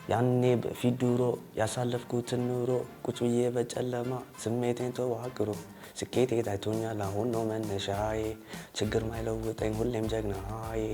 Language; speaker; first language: Amharic; early bilingual, heritage; Amharic